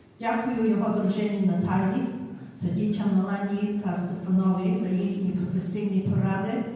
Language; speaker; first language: Ukrainian; early bilingual, heritage; Ukrainian